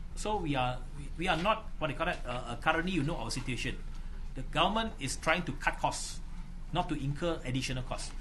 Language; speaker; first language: English; non-native, local second language; Malay